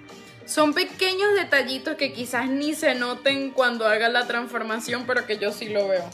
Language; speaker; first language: Spanish; native; Spanish